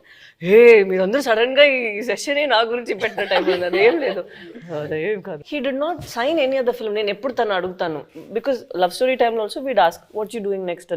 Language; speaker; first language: Telugu; non-native, fluent; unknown